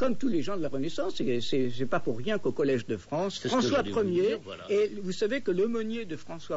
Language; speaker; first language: French; native; French